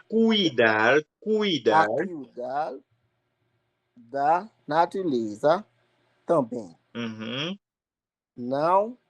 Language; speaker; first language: Portuguese; non-native, learner; Haitian Creole